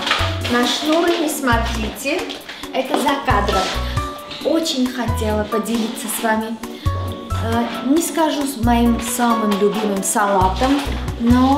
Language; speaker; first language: Russian; non-native, local second language; Armenian